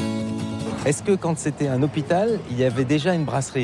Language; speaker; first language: French; native; French